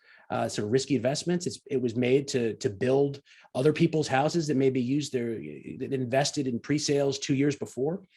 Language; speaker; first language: English; native; English